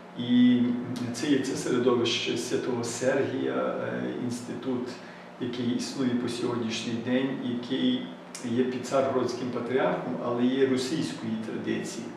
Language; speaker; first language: Ukrainian; early bilingual, heritage; Ukrainian